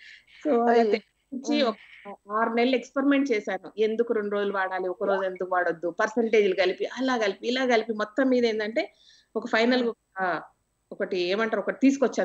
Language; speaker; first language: Telugu; native; Telugu